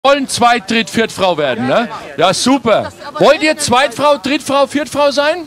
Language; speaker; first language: German; native; German